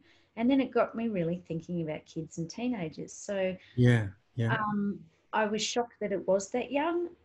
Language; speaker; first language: English; native; English